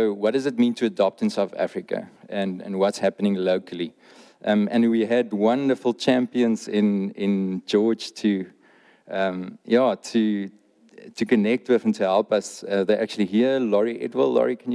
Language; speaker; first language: English; non-native, local second language; Afrikaans